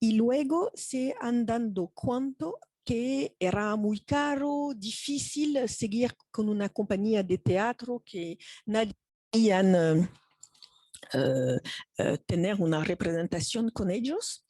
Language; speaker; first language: Spanish; non-native, fluent; French